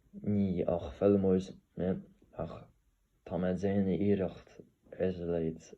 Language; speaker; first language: Irish; non-native, learner; English